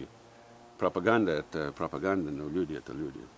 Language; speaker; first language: Russian; early bilingual, heritage; English